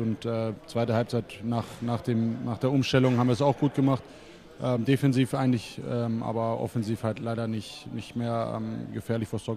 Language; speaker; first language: German; native; German